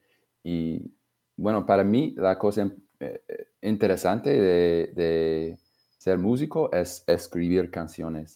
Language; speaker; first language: Spanish; non-native, fluent; English